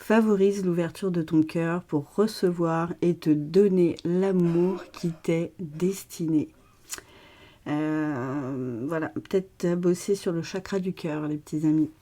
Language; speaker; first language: French; native; French